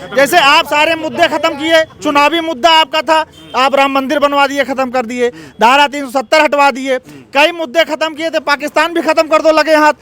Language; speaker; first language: Hindi; native; Hindi